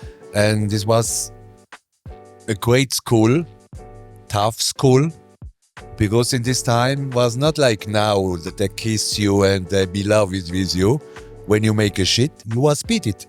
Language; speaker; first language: English; non-native, learner; German